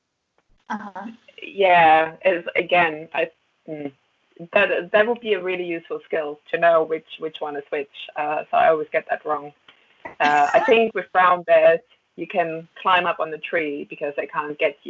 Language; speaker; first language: English; non-native, fluent; German